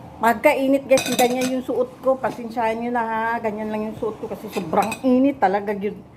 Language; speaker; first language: Filipino; non-native, local second language; Cebuano